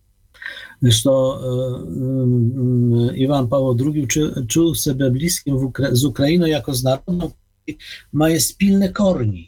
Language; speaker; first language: Polish; non-native, learner; Ukrainian